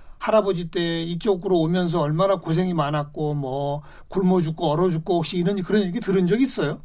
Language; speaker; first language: Korean; native; Korean